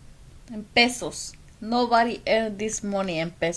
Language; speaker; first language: English; non-native, learner; Spanish